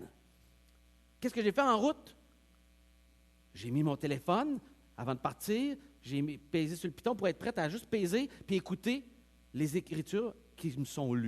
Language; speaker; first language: French; native; French